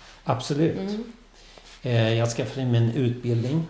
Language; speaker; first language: Swedish; native; Swedish